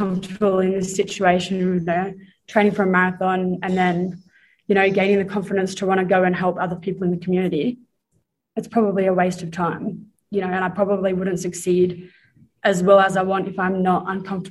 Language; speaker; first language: English; native; English